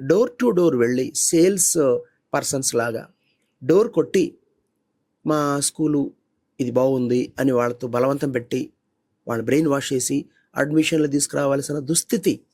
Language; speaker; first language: Telugu; native; Telugu